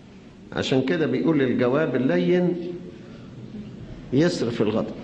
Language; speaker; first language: Arabic; native; Arabic